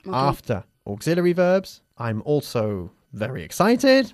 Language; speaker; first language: English; native; English